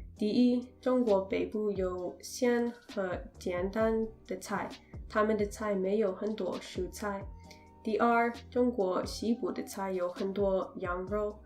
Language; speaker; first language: Chinese; non-native, learner; English